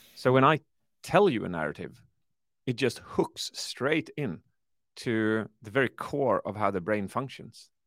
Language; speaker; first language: English; early bilingual, other home language; Swedish